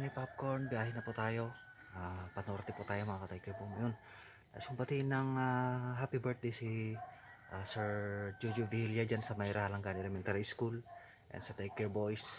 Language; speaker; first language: Filipino; non-native, local second language; Iloko